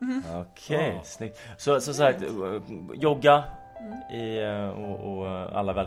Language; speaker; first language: Swedish; native; Swedish